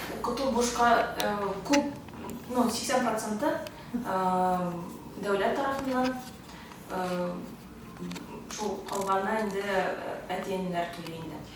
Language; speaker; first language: Tatar; early bilingual, heritage; Tatar